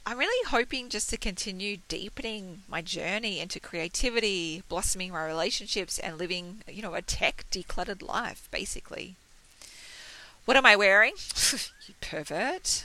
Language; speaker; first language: English; native; English